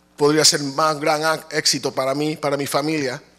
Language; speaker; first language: Spanish; early bilingual, other home language; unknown